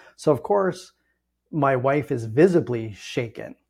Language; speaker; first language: English; native; English